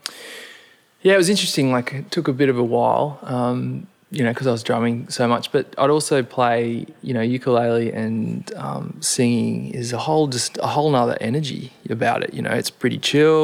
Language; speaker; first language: English; native; English